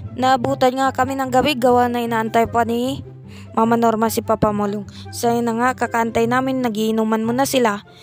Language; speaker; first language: Filipino; non-native, local second language; Cebuano